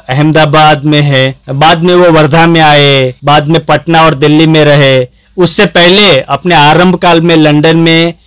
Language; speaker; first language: Hindi; non-native, local second language; Gujarati